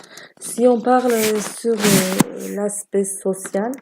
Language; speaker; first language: French; non-native, learner; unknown